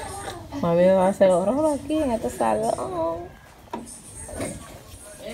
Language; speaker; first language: Spanish; native; Spanish